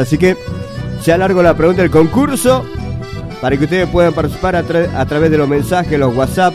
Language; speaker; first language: Spanish; native; Spanish